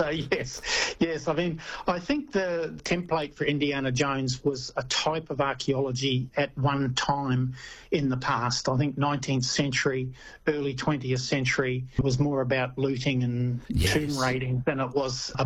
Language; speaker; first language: English; native; English